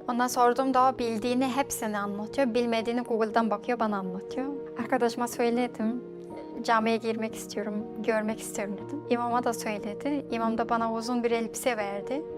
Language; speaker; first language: Turkish; non-native, fluent; Mongolian